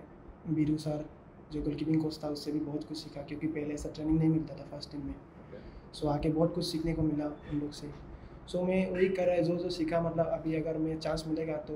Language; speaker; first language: Hindi; non-native, local second language; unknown